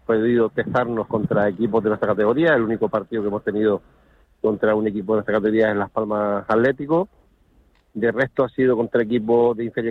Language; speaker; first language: Spanish; native; Spanish